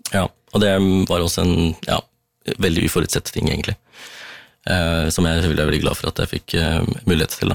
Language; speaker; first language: Norwegian; early bilingual, other home language; Tamil